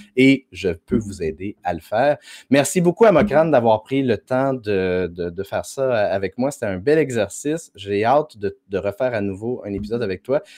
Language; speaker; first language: French; native; French